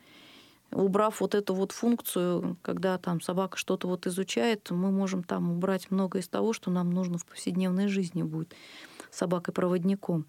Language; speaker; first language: Russian; native; Russian